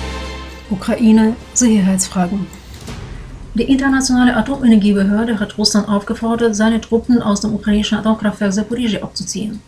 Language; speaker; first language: German; non-native, fluent; Ukrainian